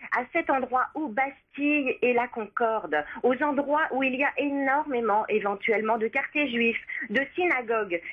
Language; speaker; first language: French; native; French